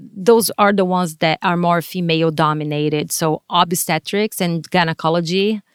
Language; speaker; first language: English; non-native, fluent; Portuguese